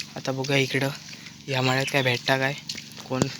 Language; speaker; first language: Marathi; non-native, local second language; Konkani